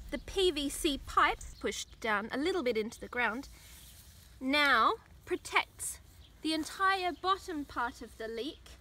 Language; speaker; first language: English; native; English